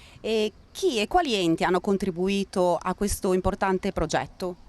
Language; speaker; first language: Italian; native; Italian